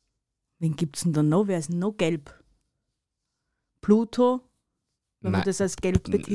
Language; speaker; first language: German; native; German